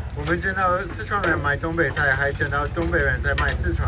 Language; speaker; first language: Chinese; non-native, fluent; English